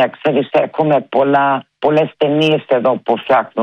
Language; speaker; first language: Greek; early bilingual, heritage; Greek